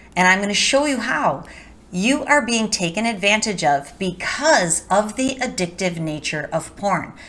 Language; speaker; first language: English; native; English